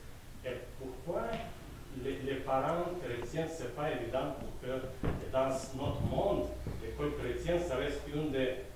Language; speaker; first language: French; non-native, fluent; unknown